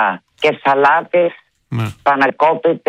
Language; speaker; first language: Greek; early bilingual, heritage; Greek